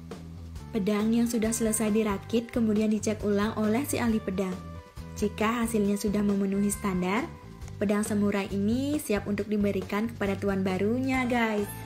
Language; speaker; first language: Indonesian; native; Indonesian